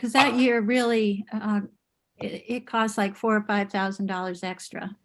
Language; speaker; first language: English; native; English